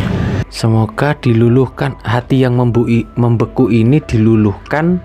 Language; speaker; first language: Indonesian; native; Indonesian